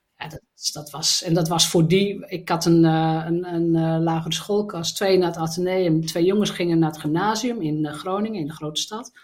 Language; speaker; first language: Dutch; native; Dutch